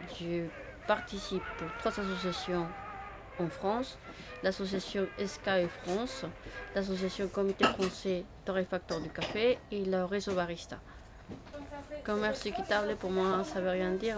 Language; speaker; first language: French; non-native, fluent; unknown